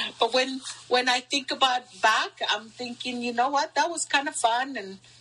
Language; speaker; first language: English; early bilingual, other home language; Spanish